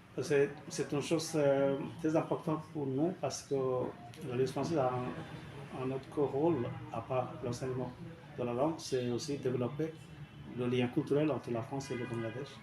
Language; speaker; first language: French; non-native, fluent; Bangla